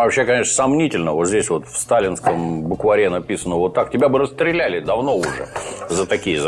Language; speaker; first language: Russian; native; Russian